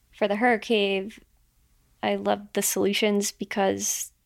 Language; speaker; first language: English; native; English